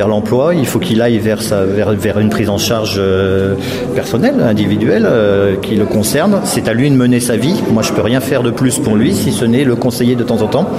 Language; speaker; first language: French; native; French